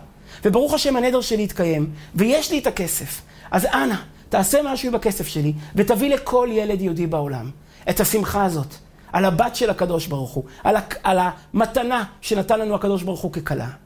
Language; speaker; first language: Hebrew; native; Hebrew